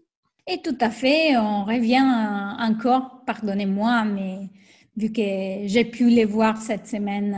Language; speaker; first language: French; non-native, fluent; Italian